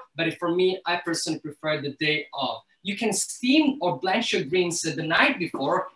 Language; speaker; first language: English; early bilingual, other home language; Somali